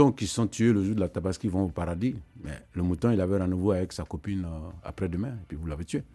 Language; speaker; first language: French; non-native, local second language; Mandingo